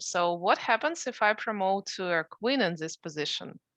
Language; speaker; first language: English; non-native, fluent; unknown